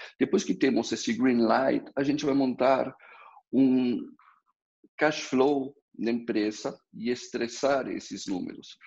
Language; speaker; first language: Portuguese; early bilingual, other home language; Spanish